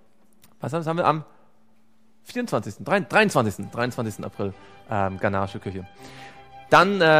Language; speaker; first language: German; native; German